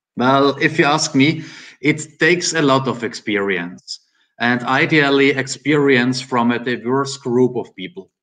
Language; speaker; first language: English; non-native, fluent; German